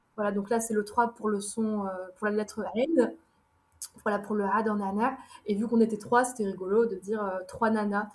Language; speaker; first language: French; early bilingual, other home language; Arabic